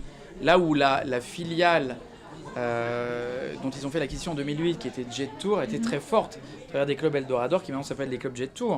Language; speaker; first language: French; native; French